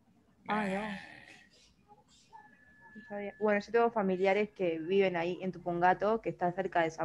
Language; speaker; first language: Spanish; native; Spanish